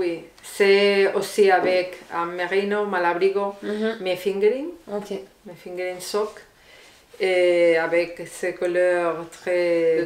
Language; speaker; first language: French; non-native, learner; Spanish